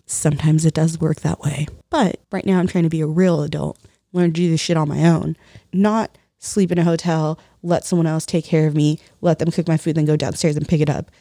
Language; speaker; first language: English; early bilingual, other home language; Spanish